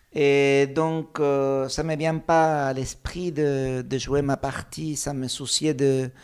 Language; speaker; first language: French; non-native, fluent; Spanish